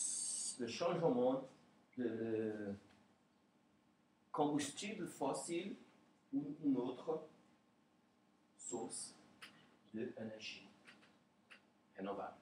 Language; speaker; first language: French; non-native, learner; Portuguese